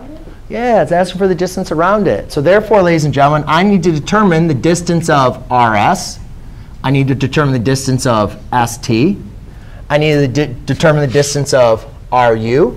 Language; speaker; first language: English; native; English